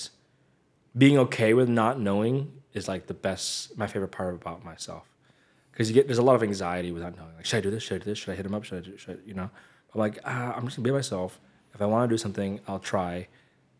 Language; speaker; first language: English; native; English